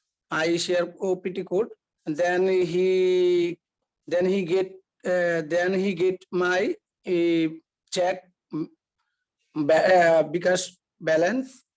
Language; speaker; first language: English; non-native, learner; Bangla